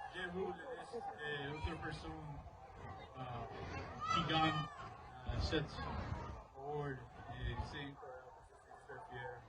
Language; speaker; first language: French; non-native, learner; English